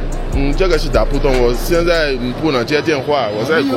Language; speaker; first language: Chinese; non-native, fluent; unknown